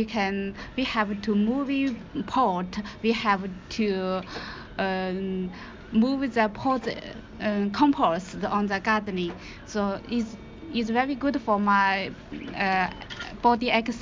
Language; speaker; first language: English; non-native, learner; Chinese